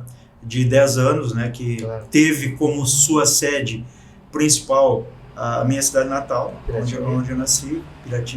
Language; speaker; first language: Portuguese; native; Portuguese